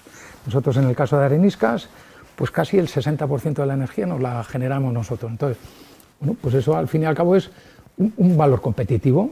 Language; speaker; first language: Spanish; native; Spanish